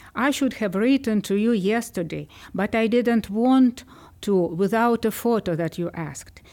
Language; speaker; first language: English; non-native, fluent; Ukrainian